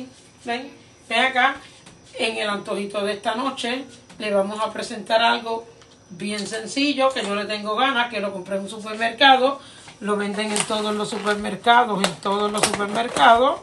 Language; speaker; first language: Spanish; native; Spanish